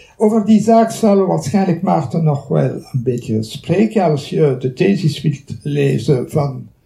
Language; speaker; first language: Dutch; non-native, local second language; French